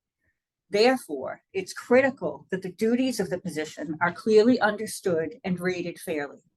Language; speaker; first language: English; native; English